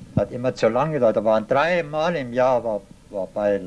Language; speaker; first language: German; early bilingual, heritage; German